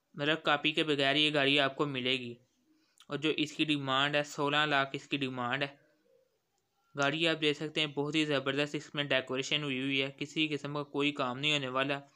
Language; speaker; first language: Urdu; non-native, local second language; Punjabi